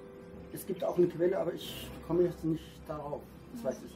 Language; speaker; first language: German; non-native, learner; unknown